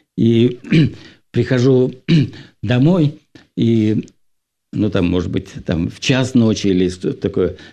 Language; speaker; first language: Russian; non-native, local second language; Finnish